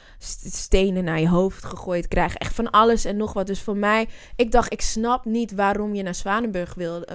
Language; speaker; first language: Dutch; native; Dutch